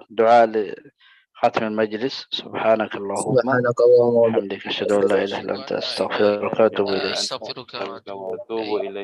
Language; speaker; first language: Arabic; native; Arabic